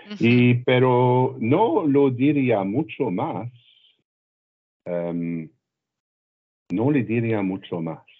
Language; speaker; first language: Spanish; non-native, learner; French